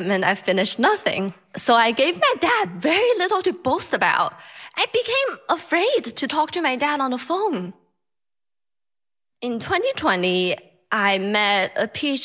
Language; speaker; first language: English; non-native, fluent; Chinese